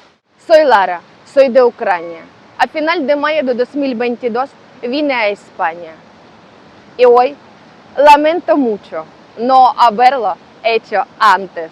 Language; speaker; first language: Spanish; non-native, learner; Russian